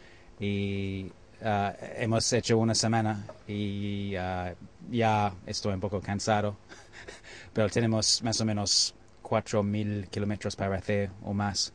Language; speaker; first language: Spanish; non-native, learner; English